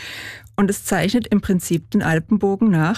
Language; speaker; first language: German; native; German